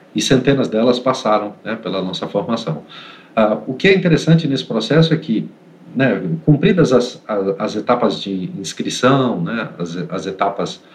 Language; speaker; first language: Portuguese; native; Portuguese